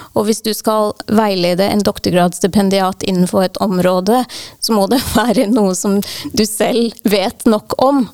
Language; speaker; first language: Norwegian; non-native, fluent; English